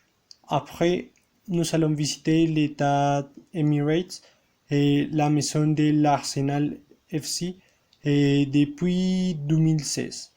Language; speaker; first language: French; non-native, learner; Spanish